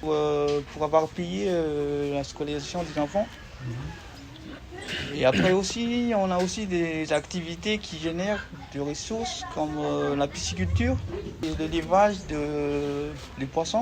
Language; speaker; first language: French; non-native, local second language; Malagasy